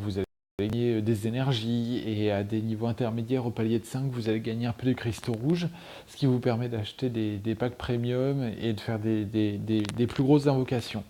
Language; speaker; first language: French; native; French